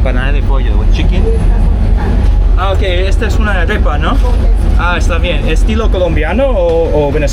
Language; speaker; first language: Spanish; non-native, learner; English